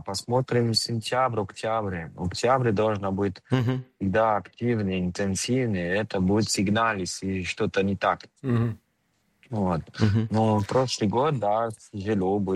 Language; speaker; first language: Russian; non-native, fluent; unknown